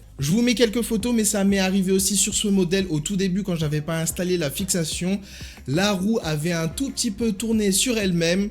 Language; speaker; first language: French; native; French